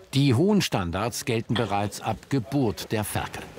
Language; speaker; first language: German; native; German